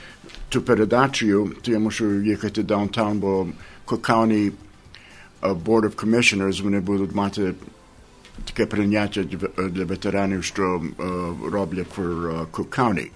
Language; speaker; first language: Ukrainian; early bilingual, heritage; Ukrainian